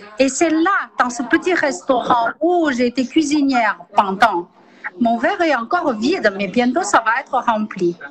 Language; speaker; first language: French; non-native, fluent; Chinese